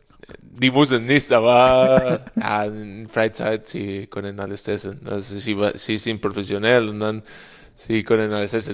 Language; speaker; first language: German; non-native, learner; Spanish